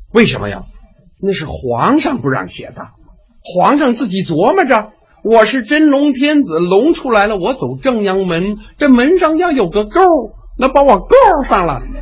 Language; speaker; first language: Chinese; non-native, fluent; English